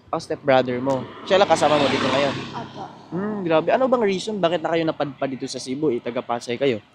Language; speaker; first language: Filipino; non-native, local second language; Cebuano